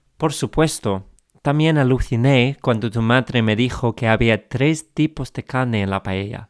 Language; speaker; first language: Spanish; non-native, fluent; English